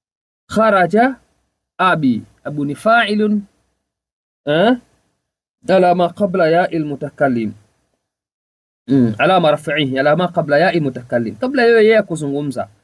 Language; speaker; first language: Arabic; non-native, fluent; Swahili